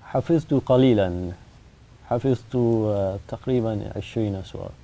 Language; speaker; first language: Arabic; non-native, learner; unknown